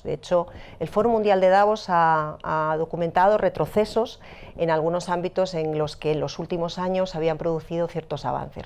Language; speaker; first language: Spanish; native; Spanish